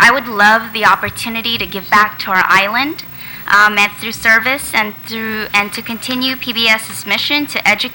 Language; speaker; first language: English; early bilingual, other home language; Filipino